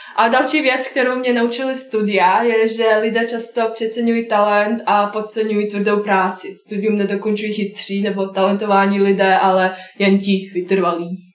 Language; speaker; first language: Czech; non-native, fluent; Bosnian